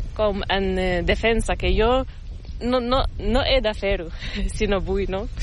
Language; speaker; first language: Catalan; non-native, fluent; Ukrainian